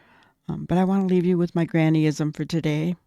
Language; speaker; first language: English; native; English